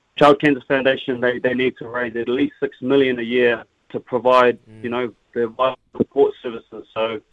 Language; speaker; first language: English; native; English